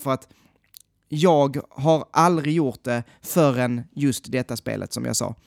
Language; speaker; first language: Swedish; native; Swedish